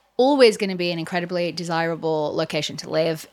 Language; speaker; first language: English; native; English